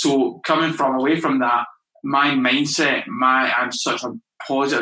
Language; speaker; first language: English; native; English